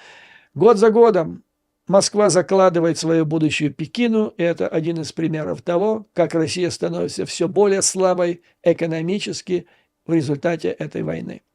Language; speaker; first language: Russian; native; Russian